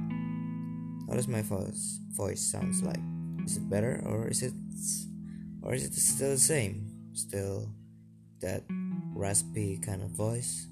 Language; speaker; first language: English; non-native, fluent; Indonesian